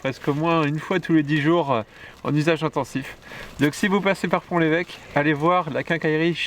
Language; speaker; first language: French; native; French